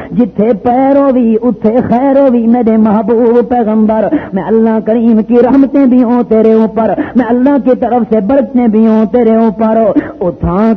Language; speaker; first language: Urdu; non-native, local second language; Pashto